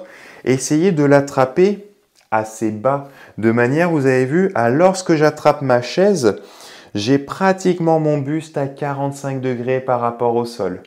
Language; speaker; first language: French; native; French